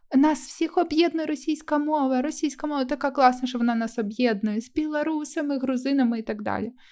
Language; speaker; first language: Ukrainian; native; Ukrainian